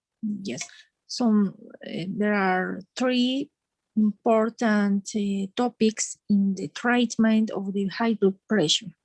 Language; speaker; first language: English; non-native, learner; Spanish